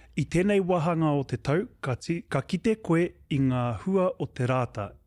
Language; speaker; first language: Māori; non-native, local second language; English